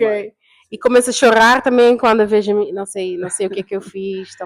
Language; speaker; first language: Portuguese; non-native, fluent; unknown